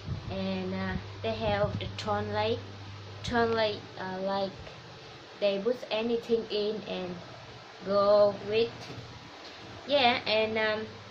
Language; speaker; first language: English; non-native, learner; Vietnamese